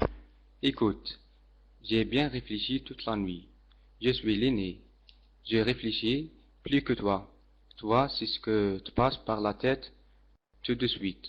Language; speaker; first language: French; non-native, learner; Arabic